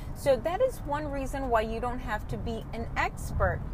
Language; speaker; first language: English; early bilingual, other home language; Spanish